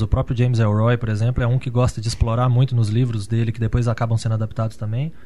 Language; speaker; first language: Portuguese; native; Portuguese